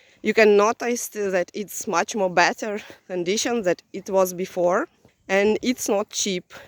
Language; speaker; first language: English; non-native, fluent; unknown